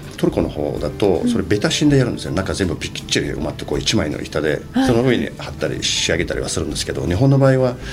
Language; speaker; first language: Japanese; non-native, fluent; Turkish